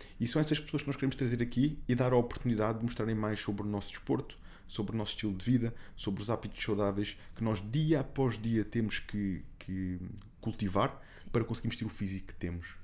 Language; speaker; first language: Portuguese; native; Portuguese